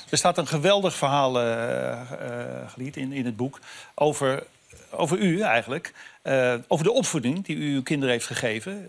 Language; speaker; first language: Dutch; native; Dutch